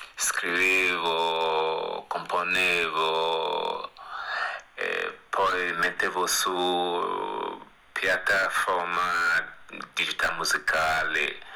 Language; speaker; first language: Italian; non-native, fluent; English